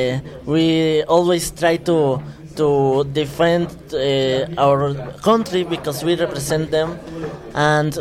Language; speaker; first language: English; non-native, fluent; Spanish